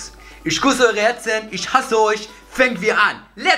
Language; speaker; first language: German; non-native, learner; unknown